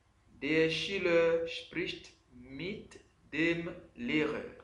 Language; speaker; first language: German; non-native, fluent; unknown